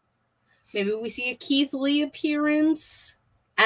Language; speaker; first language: English; native; English